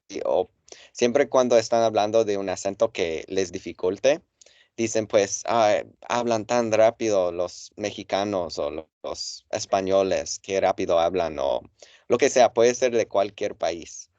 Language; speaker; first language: Spanish; non-native, fluent; English